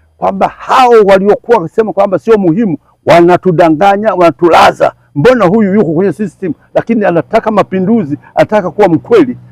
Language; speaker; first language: Swahili; non-native, local second language; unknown